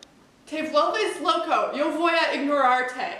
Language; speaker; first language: Spanish; non-native, learner; English